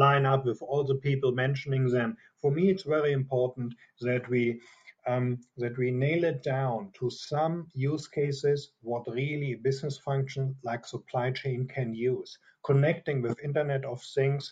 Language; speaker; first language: English; non-native, fluent; German